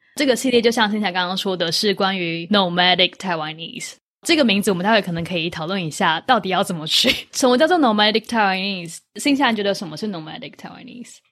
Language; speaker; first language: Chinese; native; Chinese